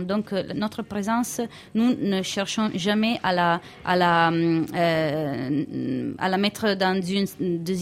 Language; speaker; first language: French; non-native, fluent; Italian